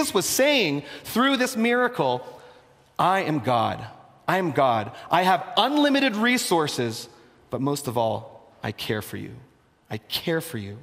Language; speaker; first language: English; native; English